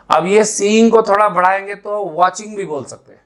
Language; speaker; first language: Hindi; non-native, local second language; Marathi